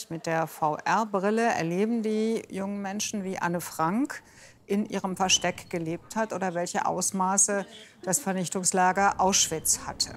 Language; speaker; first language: German; native; German